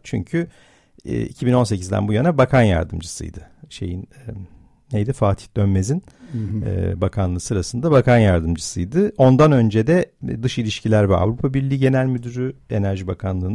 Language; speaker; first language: Turkish; native; Turkish